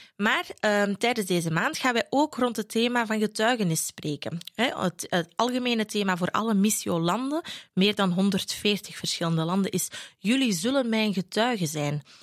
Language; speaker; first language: Dutch; native; Dutch